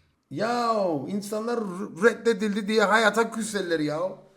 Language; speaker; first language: Turkish; early bilingual, heritage; Turkish